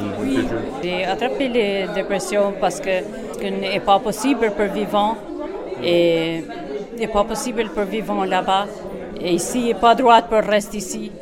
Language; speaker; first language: French; non-native, learner; Albanian